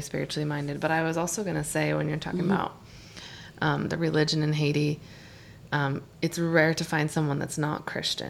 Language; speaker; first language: English; native; English